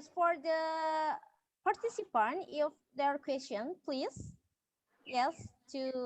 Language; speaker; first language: English; non-native, learner; Indonesian